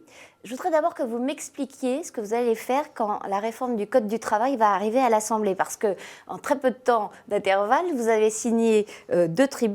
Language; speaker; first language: French; native; French